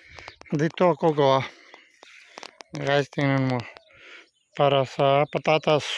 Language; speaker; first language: Filipino; non-native, learner; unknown